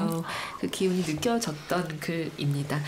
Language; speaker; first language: Korean; native; Korean